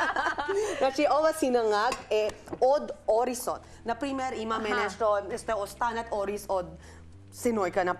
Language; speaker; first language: Macedonian; non-native, learner; Filipino